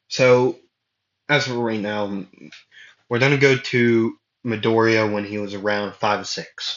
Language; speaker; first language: English; native; English